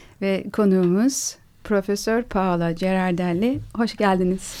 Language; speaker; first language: Turkish; native; Turkish